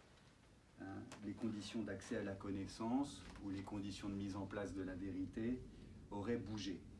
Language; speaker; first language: French; native; French